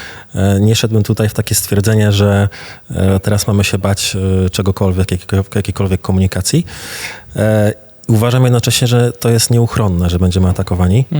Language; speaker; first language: Polish; native; Polish